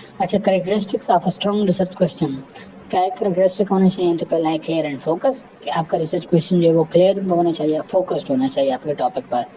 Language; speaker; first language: Urdu; non-native, local second language; Pashto